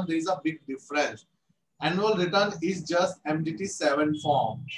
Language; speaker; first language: English; non-native, local second language; Hindi